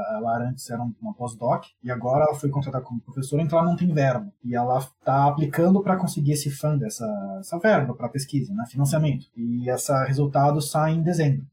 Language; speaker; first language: Portuguese; native; Portuguese